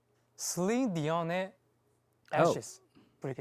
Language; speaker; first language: Korean; non-native, fluent; Chinese